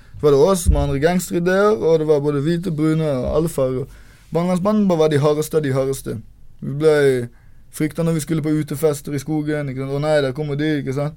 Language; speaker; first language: Norwegian; native; Norwegian